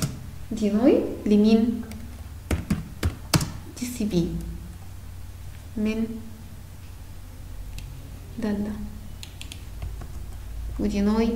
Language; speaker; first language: Arabic; native; Arabic